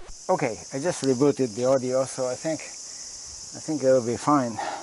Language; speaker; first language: English; non-native, fluent; Japanese